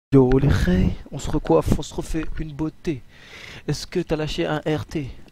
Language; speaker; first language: French; native; French